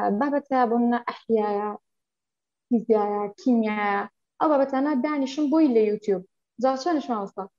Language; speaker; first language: Central Kurdish; non-native, local second language; Kurdish